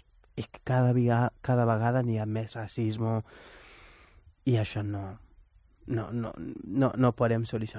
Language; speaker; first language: Catalan; non-native, fluent; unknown